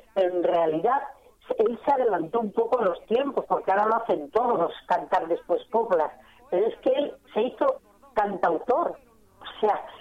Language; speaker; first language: Spanish; native; Spanish